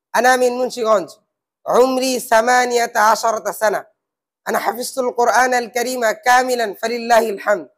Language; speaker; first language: Arabic; non-native, learner; Bangla